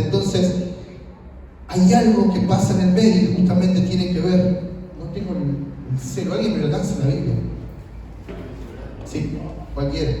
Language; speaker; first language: Spanish; native; Spanish